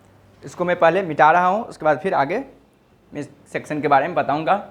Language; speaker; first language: Hindi; native; Hindi